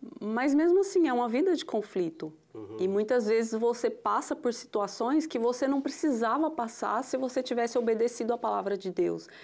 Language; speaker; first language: Portuguese; native; Portuguese